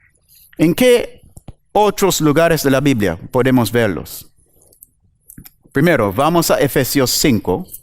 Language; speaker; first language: Spanish; non-native, learner; English